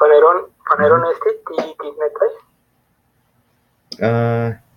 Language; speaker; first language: Greek; non-native, fluent; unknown